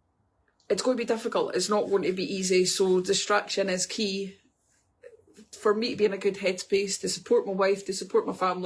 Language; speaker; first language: English; native; English